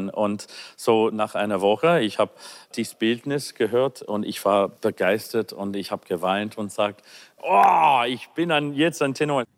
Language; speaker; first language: German; non-native, learner; English